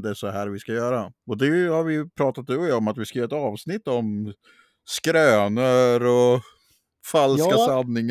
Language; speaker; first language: Swedish; native; Swedish